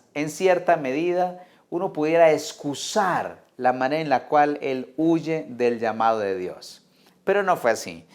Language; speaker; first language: Spanish; native; Spanish